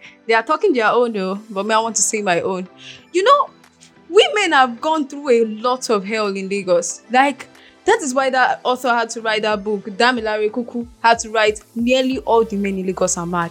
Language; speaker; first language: English; non-native, local second language; Yoruba